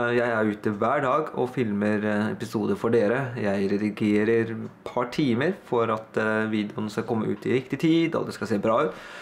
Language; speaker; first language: Norwegian; early bilingual, other home language; Thai